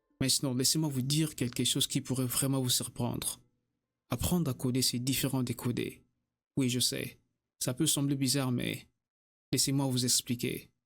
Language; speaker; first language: French; native; French